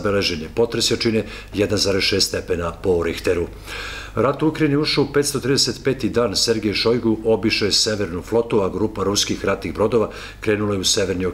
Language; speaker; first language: Serbian; native; Serbian